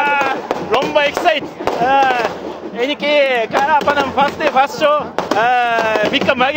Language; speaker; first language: Tamil; non-native, learner; Japanese